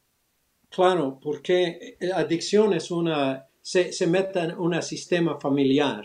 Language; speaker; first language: Spanish; early bilingual, other home language; English